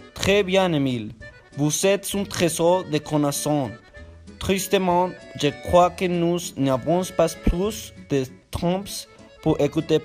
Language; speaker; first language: French; non-native, learner; Spanish